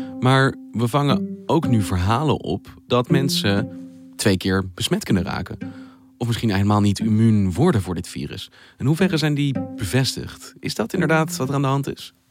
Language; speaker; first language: Dutch; native; Dutch